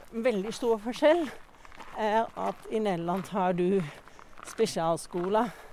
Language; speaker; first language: Norwegian; non-native, fluent; Dutch